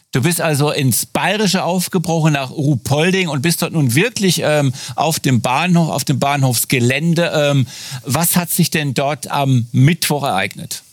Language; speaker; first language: German; native; German